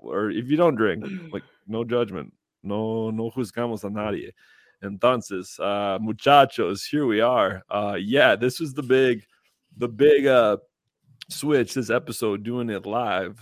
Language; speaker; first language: English; native; English